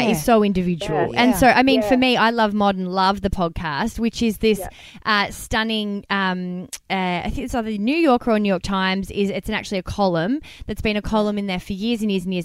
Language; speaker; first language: English; native; English